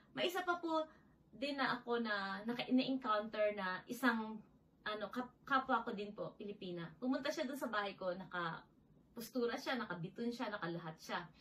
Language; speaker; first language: Filipino; native; Filipino